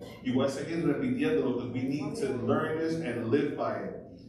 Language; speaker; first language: English; early bilingual, other home language; Spanish